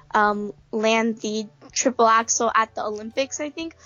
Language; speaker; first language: English; early bilingual, other home language; Japanese